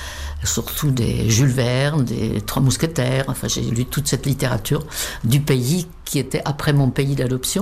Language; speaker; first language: French; non-native, fluent; Czech